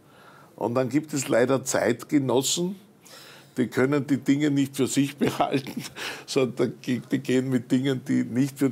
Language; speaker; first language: German; native; German